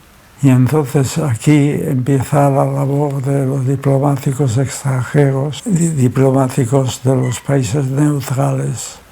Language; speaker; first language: Spanish; early bilingual, other home language; German